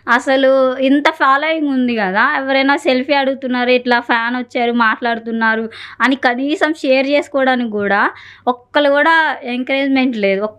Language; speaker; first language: Telugu; native; Telugu